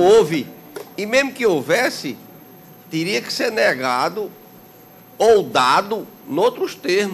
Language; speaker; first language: Portuguese; native; Portuguese